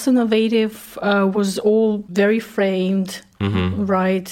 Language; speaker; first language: English; non-native, fluent; Russian